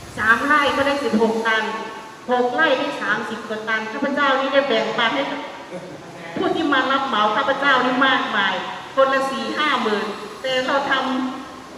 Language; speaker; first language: Thai; non-native, local second language; Northeastern Thai